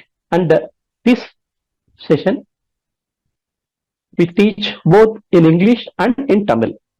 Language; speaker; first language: English; non-native, local second language; Tamil